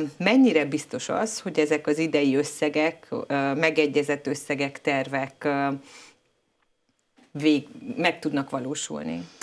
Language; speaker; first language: Hungarian; native; Hungarian